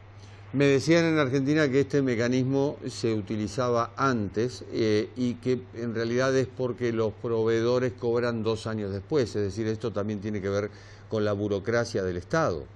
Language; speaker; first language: Spanish; native; Spanish